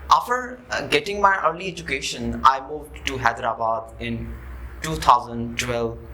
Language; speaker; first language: English; non-native, local second language; Sindhi